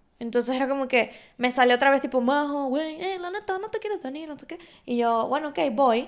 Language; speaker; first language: Spanish; native; Spanish